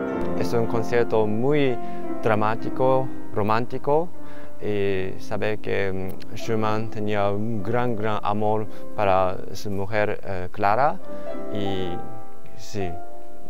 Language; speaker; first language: Spanish; non-native, learner; Japanese